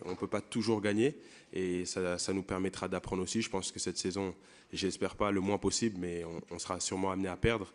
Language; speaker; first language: French; native; French